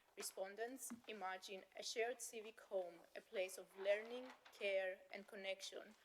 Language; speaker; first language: English; non-native, fluent; Greek